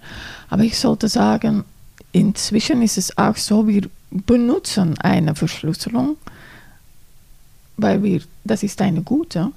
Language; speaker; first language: German; non-native, fluent; Dutch